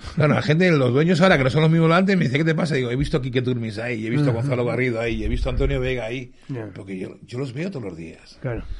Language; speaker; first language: Spanish; early bilingual, other home language; English